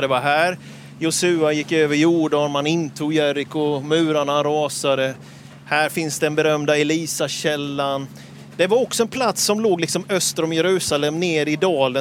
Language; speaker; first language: Swedish; native; Swedish